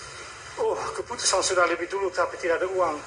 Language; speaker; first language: Indonesian; non-native, fluent; Dutch